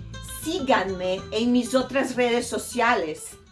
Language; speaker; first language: Spanish; non-native, fluent; Portuguese